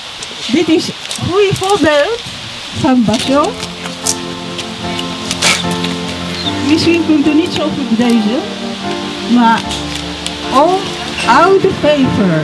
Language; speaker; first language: Dutch; non-native, fluent; Japanese